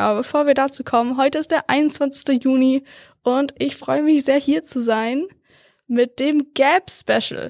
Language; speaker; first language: German; native; German